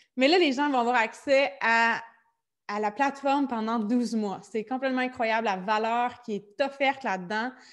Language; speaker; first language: French; native; French